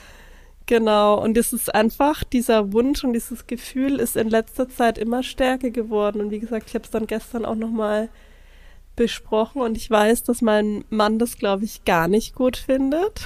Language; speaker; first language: German; native; German